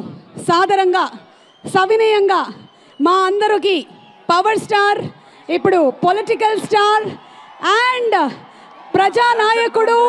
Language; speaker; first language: Telugu; native; Telugu